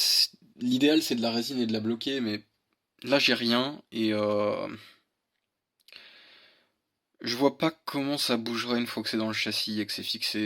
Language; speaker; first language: French; native; French